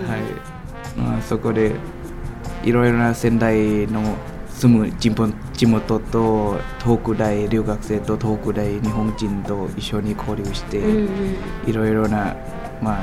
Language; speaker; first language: Japanese; non-native, learner; Thai